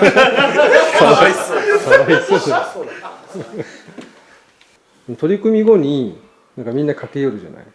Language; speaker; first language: Japanese; native; Japanese